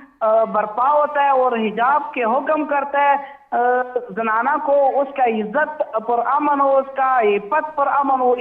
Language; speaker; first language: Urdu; non-native, fluent; Pashto